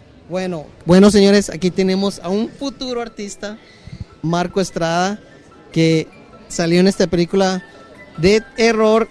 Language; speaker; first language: Spanish; native; Spanish